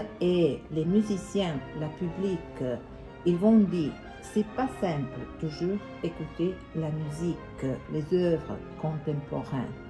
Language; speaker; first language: French; non-native, learner; Serbian